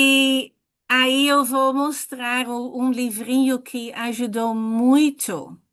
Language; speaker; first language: Portuguese; non-native, fluent; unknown